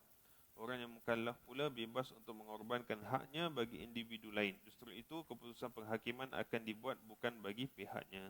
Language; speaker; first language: Malay; native; Malay